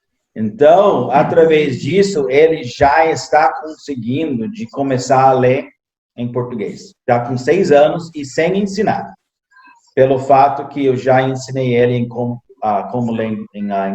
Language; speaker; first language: Portuguese; non-native, fluent; English